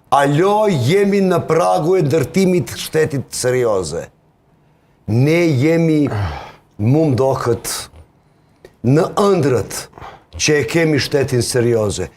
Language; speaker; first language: Albanian; non-native, local second language; Serbian